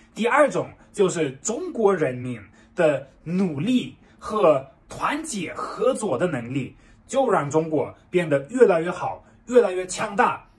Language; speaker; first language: Chinese; non-native, fluent; German